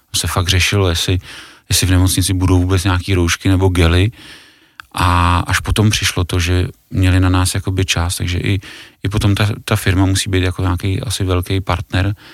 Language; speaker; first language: Czech; native; Czech